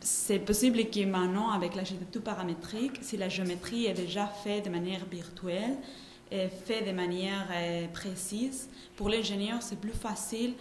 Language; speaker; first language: French; non-native, fluent; Spanish